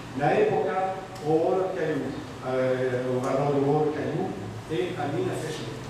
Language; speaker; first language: Portuguese; non-native, fluent; French